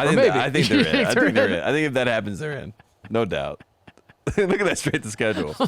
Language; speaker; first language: English; native; English